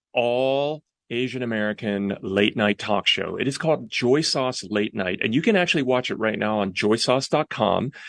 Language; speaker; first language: English; non-native, local second language; Cantonese